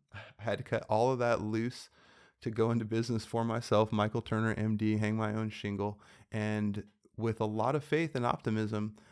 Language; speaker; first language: English; native; English